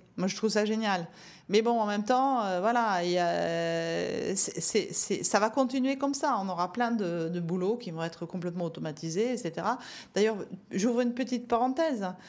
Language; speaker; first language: French; non-native, fluent; Norwegian